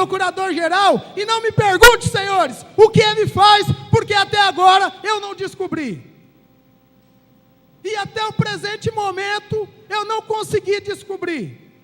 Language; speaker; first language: Portuguese; native; Portuguese